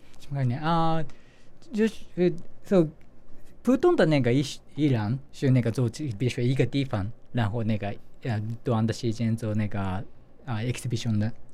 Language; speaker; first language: Chinese; non-native, learner; Japanese